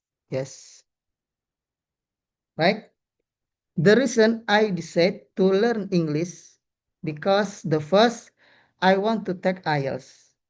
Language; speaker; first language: English; non-native, learner; Indonesian